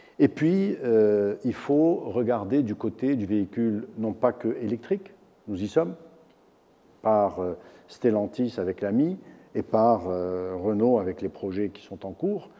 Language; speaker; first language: French; non-native, local second language; Arabic